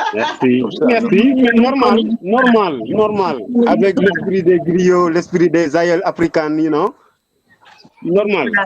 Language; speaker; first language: French; non-native, local second language; Wolof